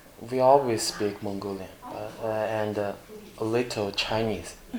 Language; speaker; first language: English; non-native, learner; Mongolian